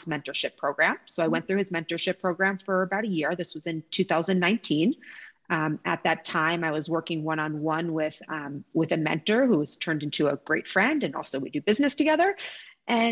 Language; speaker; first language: English; native; English